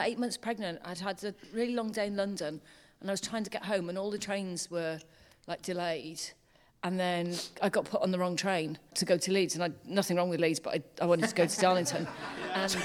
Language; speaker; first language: English; native; English